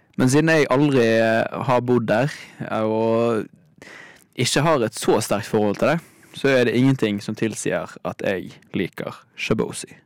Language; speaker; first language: Norwegian; native; Norwegian